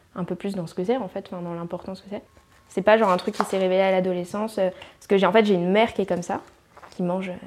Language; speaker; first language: French; native; French